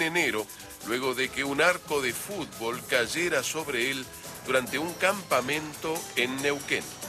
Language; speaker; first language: Spanish; native; Spanish